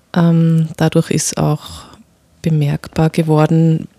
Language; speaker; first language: German; native; German